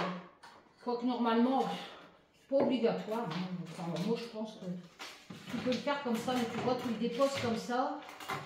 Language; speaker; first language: French; native; French